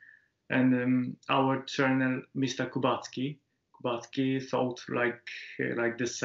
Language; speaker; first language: English; non-native, learner; Japanese